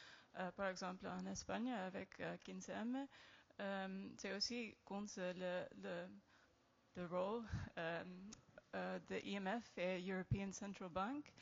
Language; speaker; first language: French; non-native, learner; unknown